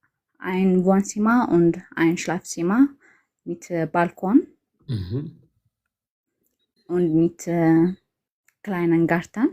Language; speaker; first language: German; non-native, learner; Amharic